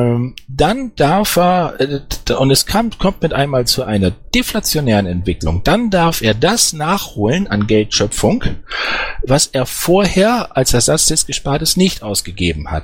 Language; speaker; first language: German; native; German